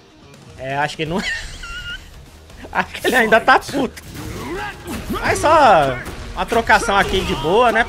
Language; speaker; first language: Portuguese; native; Portuguese